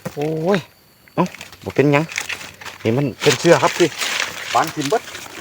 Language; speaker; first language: Thai; native; Thai